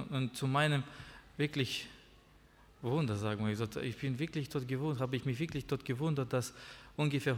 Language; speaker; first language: German; non-native, learner; Russian